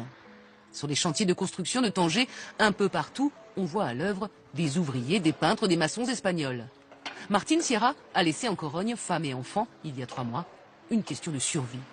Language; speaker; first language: French; native; French